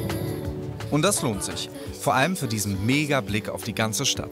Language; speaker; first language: German; early bilingual, other home language; Croatian